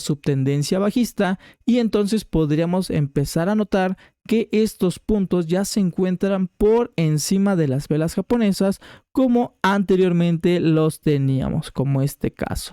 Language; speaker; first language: Spanish; native; Spanish